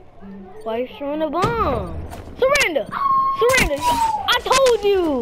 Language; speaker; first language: English; native; English